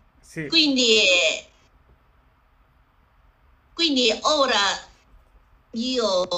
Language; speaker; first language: Italian; non-native, learner; Chinese